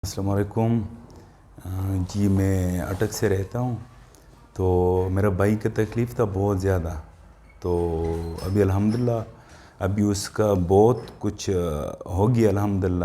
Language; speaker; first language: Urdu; non-native, local second language; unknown